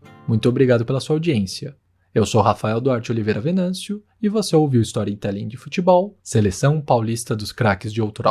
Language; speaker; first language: Portuguese; native; Portuguese